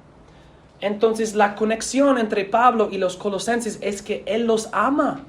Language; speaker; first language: Spanish; non-native, fluent; English